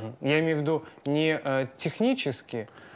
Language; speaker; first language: Russian; native; Russian